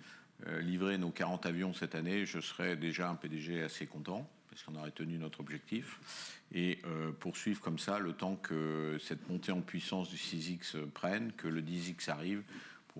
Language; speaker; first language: French; native; French